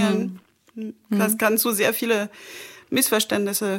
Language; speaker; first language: German; non-native, fluent; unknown